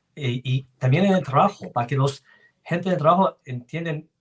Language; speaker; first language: Spanish; early bilingual, heritage; Spanish